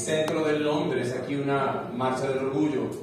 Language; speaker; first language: Spanish; native; Spanish